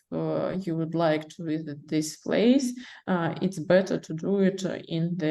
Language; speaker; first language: English; non-native, learner; Russian